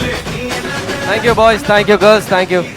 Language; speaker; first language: Tamil; native; Tamil